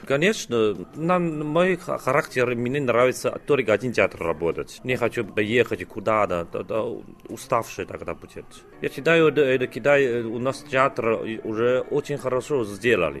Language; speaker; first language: Russian; non-native, learner; Chinese